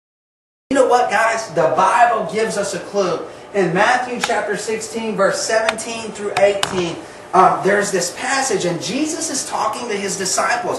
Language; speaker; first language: English; native; English